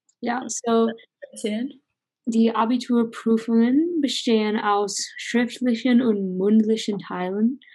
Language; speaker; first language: German; non-native, learner; English